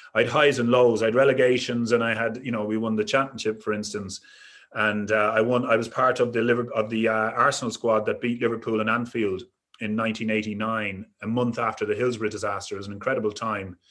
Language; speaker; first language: English; native; English